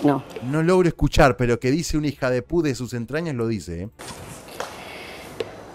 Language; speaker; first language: Spanish; native; Spanish